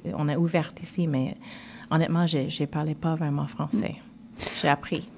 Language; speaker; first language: French; non-native, fluent; English